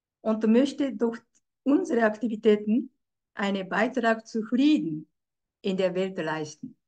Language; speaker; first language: German; non-native, fluent; Japanese